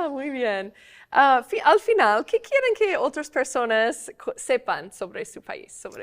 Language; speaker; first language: Spanish; non-native, fluent; English